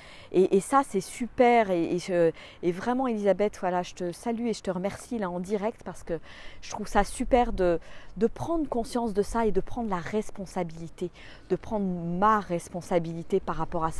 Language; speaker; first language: French; native; French